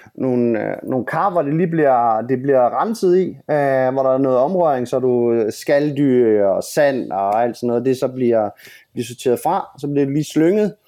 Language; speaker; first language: Danish; native; Danish